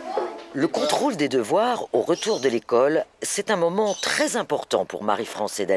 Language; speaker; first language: French; native; French